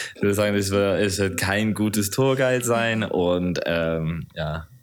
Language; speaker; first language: German; non-native, fluent; English